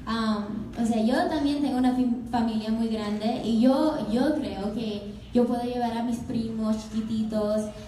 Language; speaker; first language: Spanish; early bilingual, other home language; English